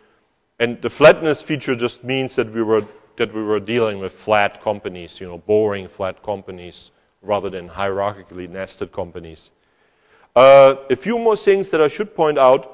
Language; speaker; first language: English; non-native, fluent; German